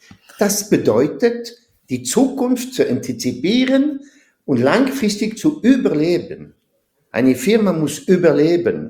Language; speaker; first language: German; non-native, fluent; French